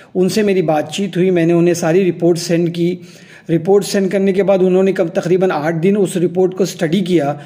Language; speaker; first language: Hindi; non-native, local second language; Urdu